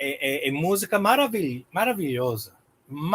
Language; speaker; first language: Portuguese; non-native, learner; English